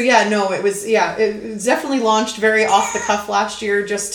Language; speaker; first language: English; native; English